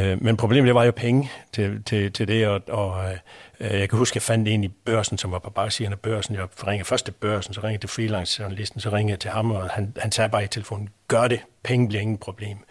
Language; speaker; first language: Danish; native; Danish